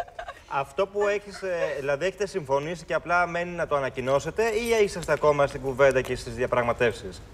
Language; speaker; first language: Greek; native; Greek